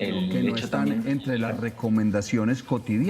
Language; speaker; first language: Spanish; native; Spanish